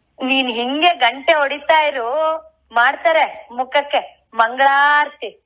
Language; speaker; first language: Kannada; native; Kannada